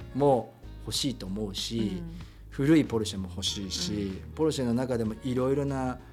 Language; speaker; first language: Japanese; native; Japanese